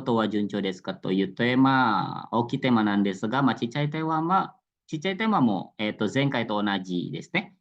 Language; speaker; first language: Japanese; non-native, fluent; Indonesian